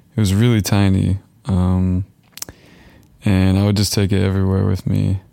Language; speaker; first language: English; native; English